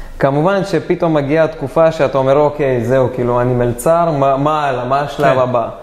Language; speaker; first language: Hebrew; native; Hebrew